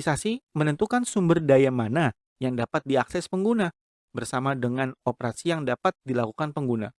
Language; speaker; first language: Indonesian; native; Indonesian